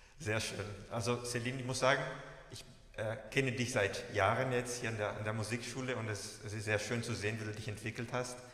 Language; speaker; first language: German; native; German